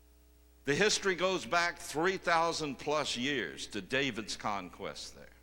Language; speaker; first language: English; native; English